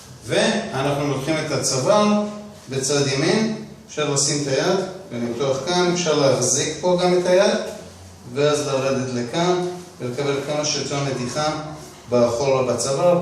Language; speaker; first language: Hebrew; native; Hebrew